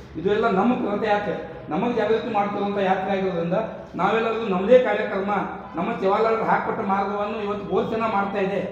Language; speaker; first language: Kannada; non-native, local second language; Lambadi